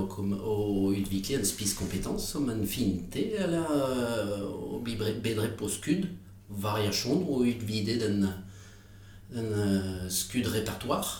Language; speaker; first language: Norwegian; non-native, fluent; French